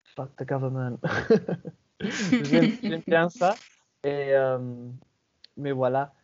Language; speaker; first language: French; non-native, fluent; English